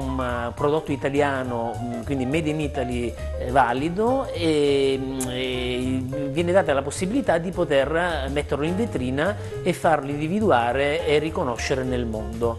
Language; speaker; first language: Italian; native; Italian